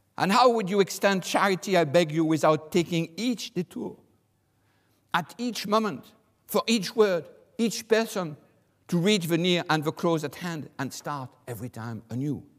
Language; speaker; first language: English; non-native, fluent; French